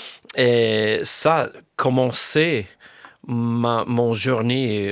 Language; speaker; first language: French; non-native, fluent; English